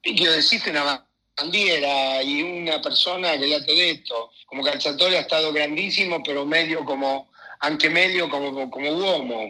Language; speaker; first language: Italian; non-native, fluent; Spanish